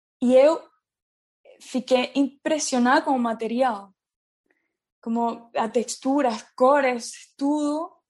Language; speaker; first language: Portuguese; non-native, learner; Spanish